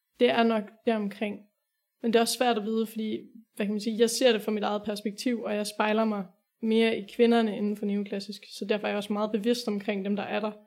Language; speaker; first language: Danish; native; Danish